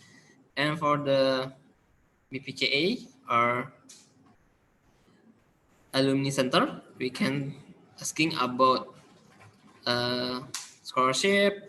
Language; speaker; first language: English; non-native, learner; Indonesian